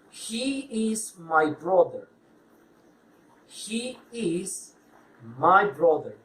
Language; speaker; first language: English; non-native, fluent; Spanish